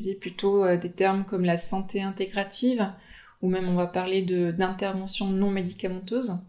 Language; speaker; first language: French; native; French